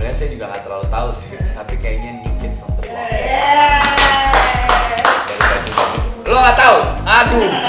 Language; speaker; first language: Indonesian; native; Indonesian